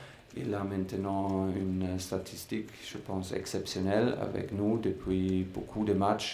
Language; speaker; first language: French; non-native, fluent; German